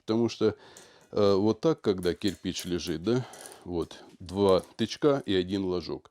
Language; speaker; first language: Russian; native; Russian